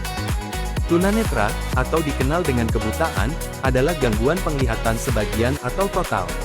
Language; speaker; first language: Indonesian; native; Indonesian